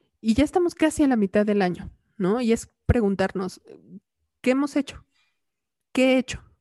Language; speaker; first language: Spanish; native; Spanish